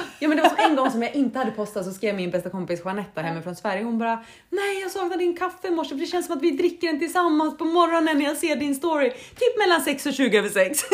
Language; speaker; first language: Swedish; native; Swedish